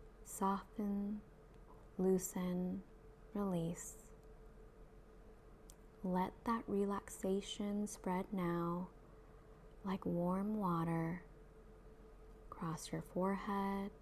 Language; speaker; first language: English; native; English